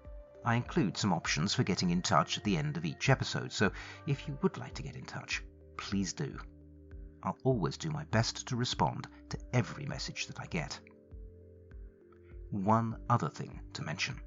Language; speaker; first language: English; native; English